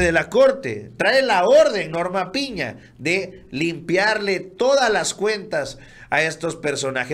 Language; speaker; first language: Spanish; native; Spanish